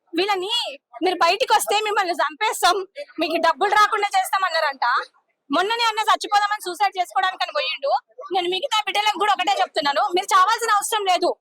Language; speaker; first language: Telugu; non-native, local second language; Lambadi